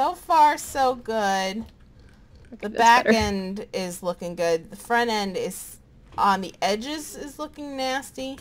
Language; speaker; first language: English; native; English